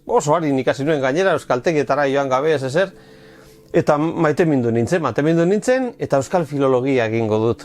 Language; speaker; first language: Basque; non-native, local second language; Spanish